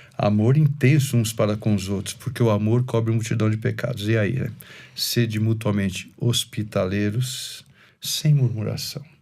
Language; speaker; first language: Portuguese; native; Portuguese